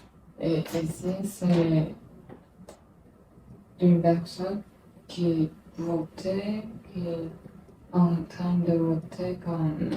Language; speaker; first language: French; non-native, learner; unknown